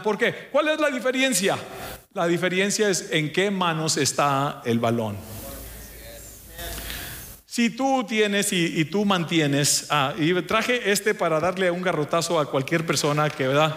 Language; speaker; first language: Spanish; early bilingual, heritage; Spanish